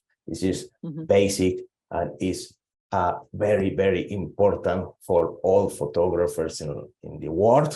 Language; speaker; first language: English; non-native, learner; Spanish